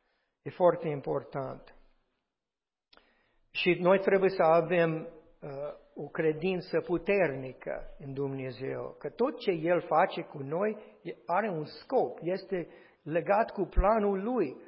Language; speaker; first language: Romanian; non-native, fluent; English